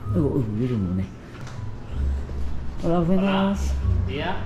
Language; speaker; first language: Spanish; non-native, learner; Korean